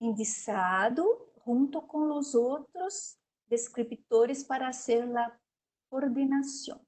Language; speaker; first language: Spanish; non-native, learner; Portuguese